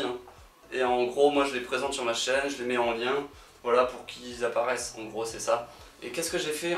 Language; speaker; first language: French; native; French